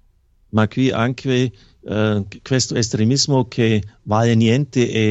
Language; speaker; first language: Italian; non-native, fluent; German